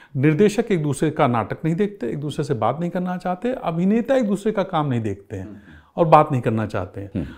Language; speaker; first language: Hindi; native; Hindi